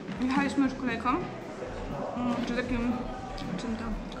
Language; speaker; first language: Polish; native; Polish